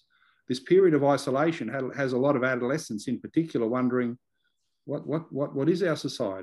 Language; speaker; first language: English; native; English